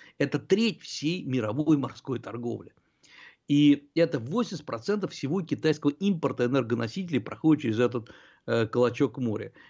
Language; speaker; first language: Russian; native; Russian